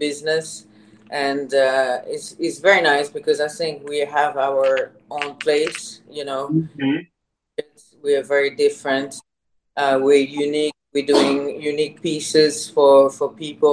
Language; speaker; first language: English; non-native, fluent; French